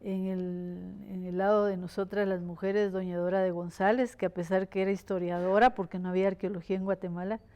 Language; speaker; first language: Spanish; native; Spanish